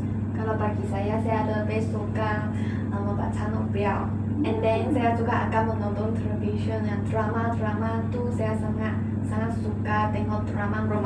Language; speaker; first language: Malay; non-native, local second language; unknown